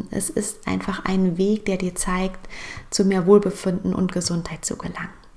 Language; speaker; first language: German; native; German